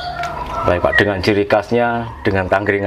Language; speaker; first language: Indonesian; native; Indonesian